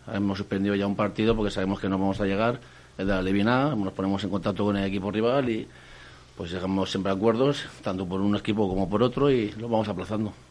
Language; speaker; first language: Spanish; native; Spanish